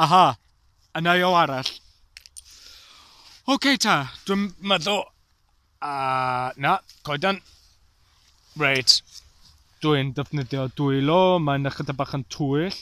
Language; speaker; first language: Welsh; non-native, learner; English